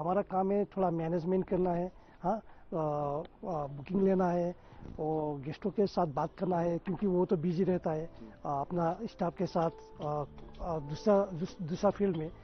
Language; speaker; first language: Hindi; non-native, local second language; Nepali